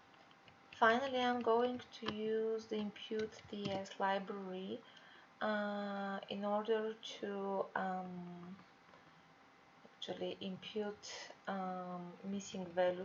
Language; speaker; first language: English; non-native, fluent; Bulgarian